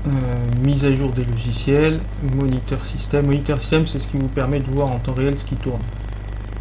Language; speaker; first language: French; native; French